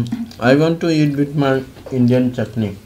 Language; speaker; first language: English; non-native, local second language; Hindi